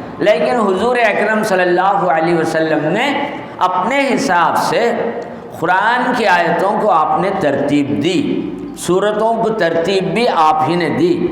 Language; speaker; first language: Urdu; native; Urdu